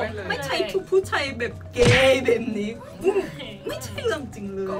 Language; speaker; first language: Thai; non-native, learner; Korean